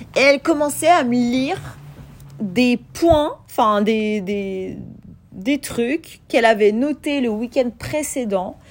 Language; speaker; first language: French; non-native, fluent; Russian